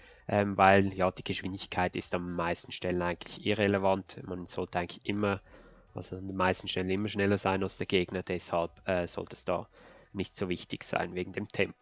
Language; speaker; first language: German; native; German